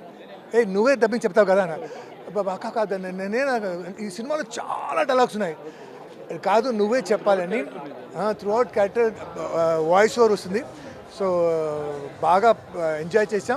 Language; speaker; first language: Telugu; non-native, fluent; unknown